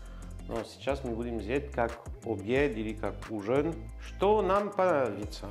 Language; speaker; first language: Russian; non-native, learner; French